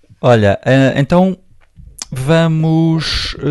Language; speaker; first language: Portuguese; native; Portuguese